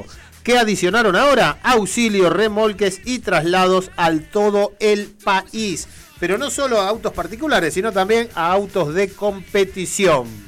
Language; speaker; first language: Spanish; native; Spanish